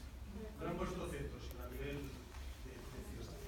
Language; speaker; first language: Spanish; native; Spanish